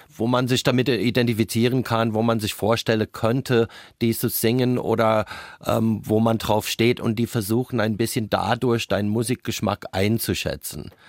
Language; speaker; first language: German; non-native, fluent; English